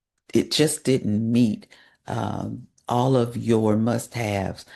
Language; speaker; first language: English; native; English